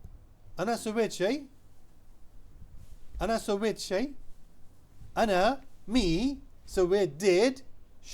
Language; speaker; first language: Arabic; non-native, fluent; Urdu